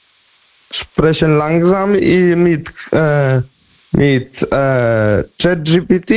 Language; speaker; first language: German; non-native, learner; Polish